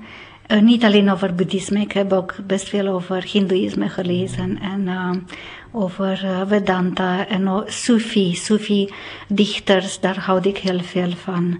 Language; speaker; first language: Dutch; non-native, fluent; Romanian